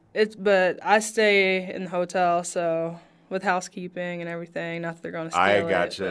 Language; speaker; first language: English; native; English